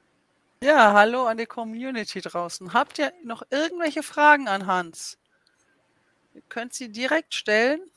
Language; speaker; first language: German; native; German